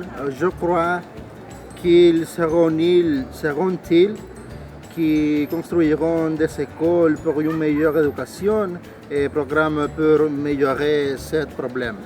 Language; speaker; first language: French; non-native, learner; Spanish